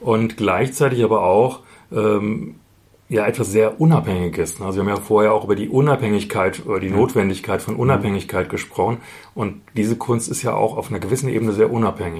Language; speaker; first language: German; native; German